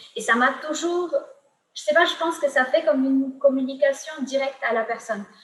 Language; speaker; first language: French; non-native, fluent; Gujarati